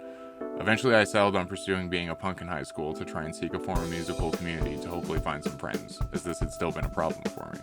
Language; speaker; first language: English; native; English